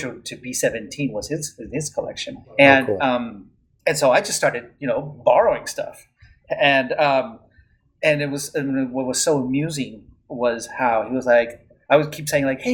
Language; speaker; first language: English; non-native, fluent; Spanish